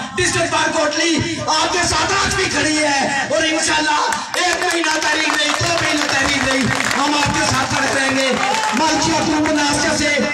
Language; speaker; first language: Urdu; non-native, local second language; Pahari-Potwari